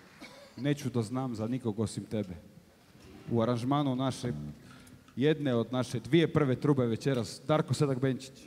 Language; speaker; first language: Croatian; native; Croatian